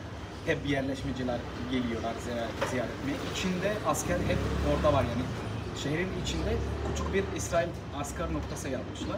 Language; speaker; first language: Turkish; non-native, learner; Arabic